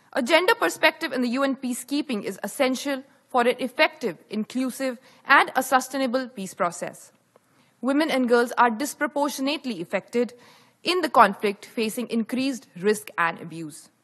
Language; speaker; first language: English; non-native, local second language; Hindi